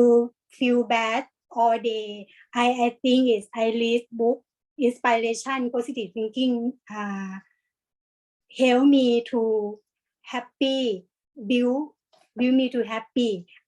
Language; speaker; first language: English; non-native, learner; Thai